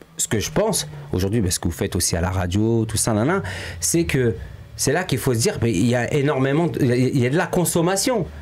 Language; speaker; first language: French; early bilingual, other home language; Arabic